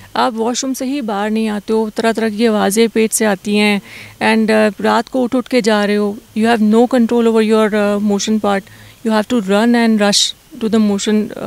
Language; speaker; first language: Hindi; native; Hindi